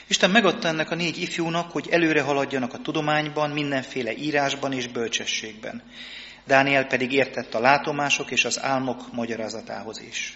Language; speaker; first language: Hungarian; native; Hungarian